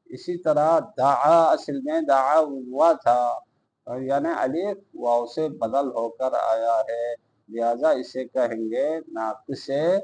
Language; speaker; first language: Urdu; non-native, local second language; Balti